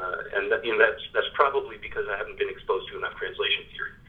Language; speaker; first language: English; early bilingual, other home language; French